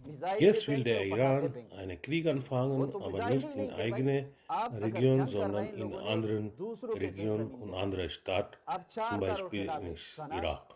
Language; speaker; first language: German; non-native, learner; Urdu